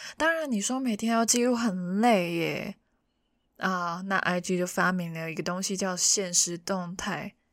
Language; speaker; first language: Chinese; non-native, local second language; Cantonese